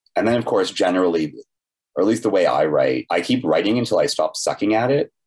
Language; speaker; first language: English; native; English